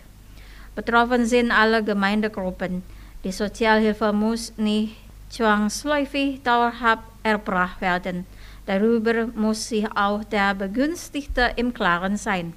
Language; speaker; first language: German; non-native, fluent; Indonesian